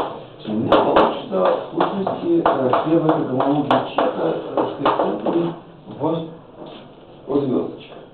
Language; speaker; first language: Russian; native; Russian